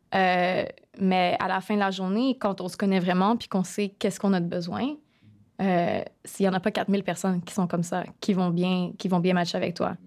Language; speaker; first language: French; native; French